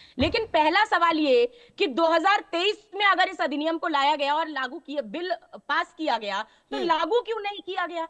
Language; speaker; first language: Hindi; native; Hindi